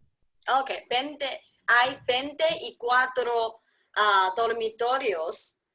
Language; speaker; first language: Spanish; non-native, learner; English